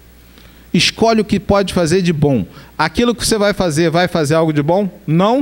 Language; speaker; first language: Portuguese; native; Portuguese